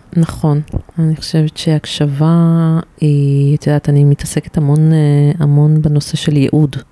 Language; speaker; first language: Hebrew; native; Hebrew